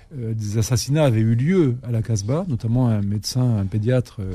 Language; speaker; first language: French; native; French